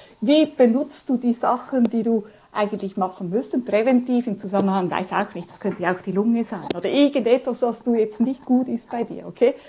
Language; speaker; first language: German; early bilingual, other home language; Spanish